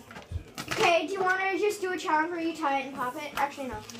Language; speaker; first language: English; native; English